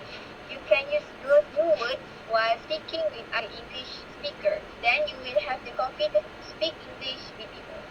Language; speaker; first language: English; non-native, local second language; Malay